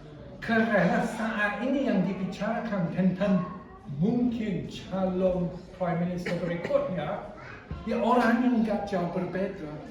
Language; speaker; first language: Indonesian; non-native, fluent; English